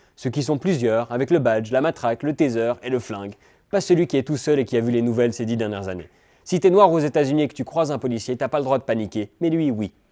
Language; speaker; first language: French; native; French